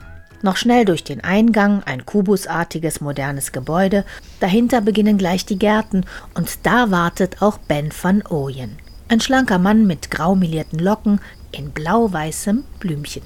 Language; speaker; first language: German; native; German